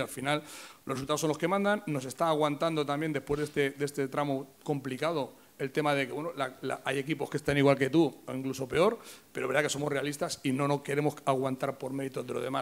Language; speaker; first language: Spanish; native; Spanish